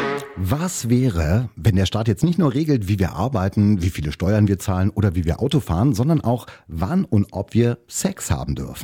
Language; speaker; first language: German; native; German